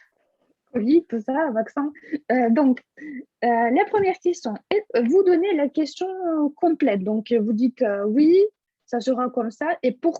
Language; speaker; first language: French; non-native, fluent; Russian